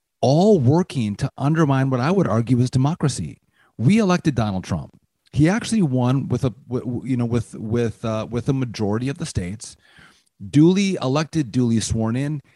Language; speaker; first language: English; native; English